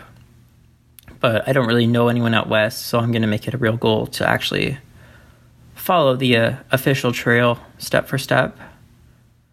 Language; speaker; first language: English; native; English